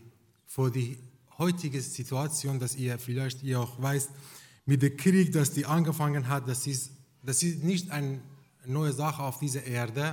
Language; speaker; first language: German; non-native, fluent; Persian